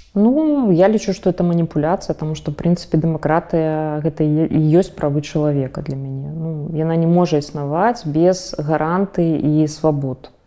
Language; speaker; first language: Belarusian; native; Belarusian